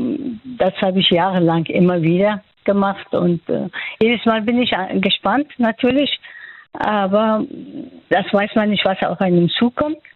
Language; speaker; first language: German; non-native, fluent; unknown